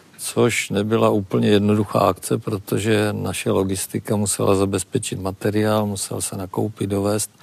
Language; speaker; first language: Czech; native; Czech